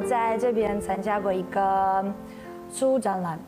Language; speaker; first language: Chinese; non-native, fluent; Russian